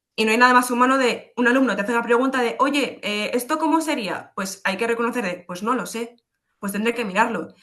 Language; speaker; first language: Spanish; early bilingual, other home language; Polish